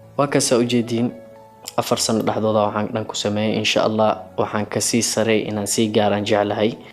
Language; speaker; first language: Somali; early bilingual, heritage; Somali